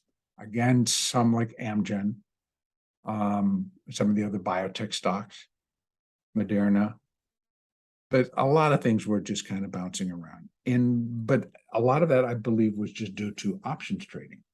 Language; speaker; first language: English; native; English